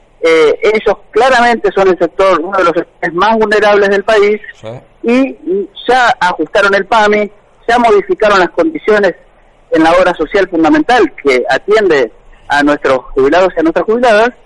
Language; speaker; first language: Spanish; native; Spanish